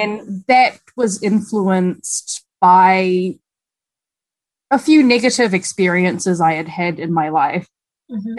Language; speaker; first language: English; native; English